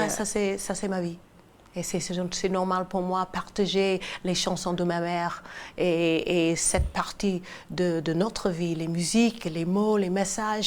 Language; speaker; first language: French; non-native, learner; English